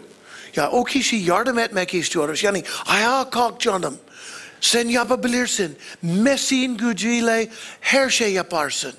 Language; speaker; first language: Turkish; non-native, fluent; English